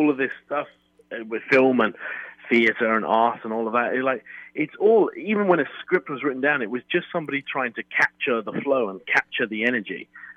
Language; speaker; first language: English; native; English